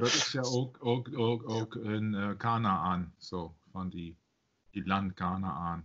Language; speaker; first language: Dutch; non-native, learner; German